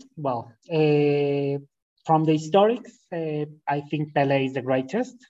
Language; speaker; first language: English; non-native, fluent; Spanish